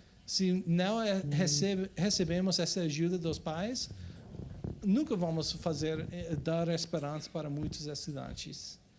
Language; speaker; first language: Portuguese; non-native, fluent; English